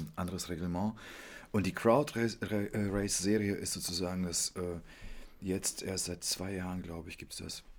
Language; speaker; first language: German; early bilingual, other home language; Polish